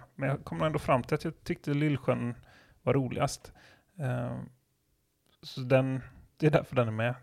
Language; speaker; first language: Swedish; native; Swedish